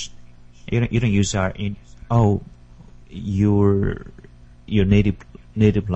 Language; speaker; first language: English; non-native, learner; Japanese